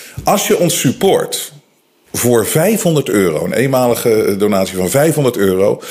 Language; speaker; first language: Dutch; native; Dutch